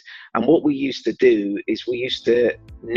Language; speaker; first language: English; native; English